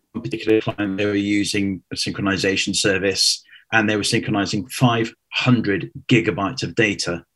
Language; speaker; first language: English; native; English